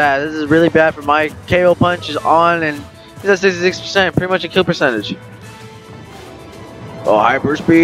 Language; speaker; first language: English; native; English